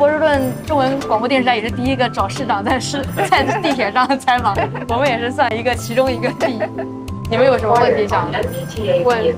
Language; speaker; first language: Chinese; native; Chinese